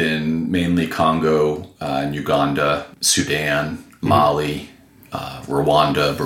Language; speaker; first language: English; native; English